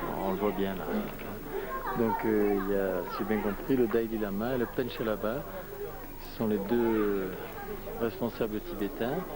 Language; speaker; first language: French; native; French